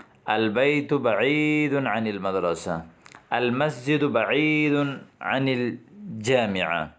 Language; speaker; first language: Arabic; non-native, fluent; Urdu